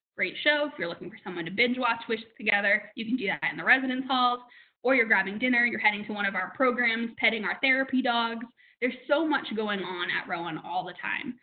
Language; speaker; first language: English; native; English